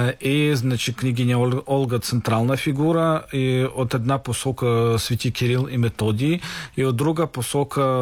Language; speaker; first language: Bulgarian; non-native, fluent; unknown